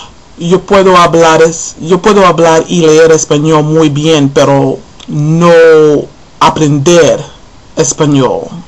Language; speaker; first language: Spanish; non-native, learner; English